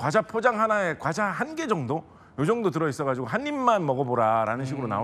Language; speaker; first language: Korean; native; Korean